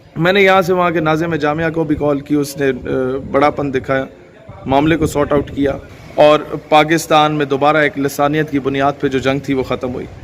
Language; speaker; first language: Urdu; non-native, local second language; Punjabi